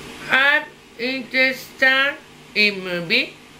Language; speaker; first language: English; non-native, learner; Japanese